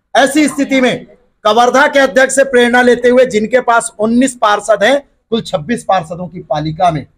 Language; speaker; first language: Hindi; native; Hindi